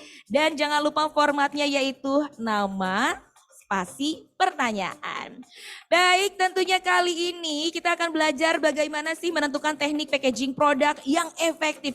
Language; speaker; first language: Indonesian; native; Indonesian